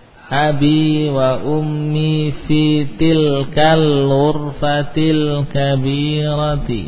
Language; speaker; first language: Arabic; non-native, fluent; Indonesian